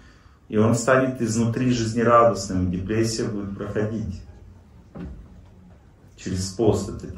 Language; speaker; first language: Russian; native; Russian